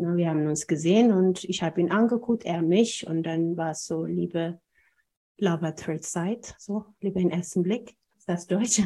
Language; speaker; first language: German; non-native, fluent; Amharic